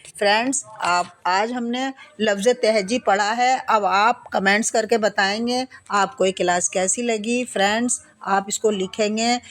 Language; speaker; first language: Hindi; native; Hindi